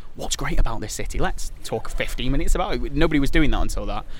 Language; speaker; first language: English; native; English